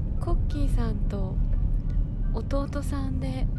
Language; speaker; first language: Japanese; native; Japanese